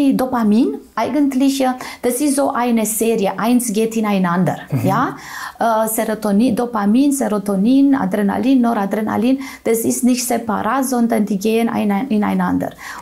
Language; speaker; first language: German; non-native, fluent; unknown